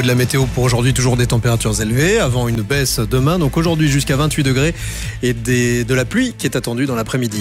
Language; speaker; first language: French; native; French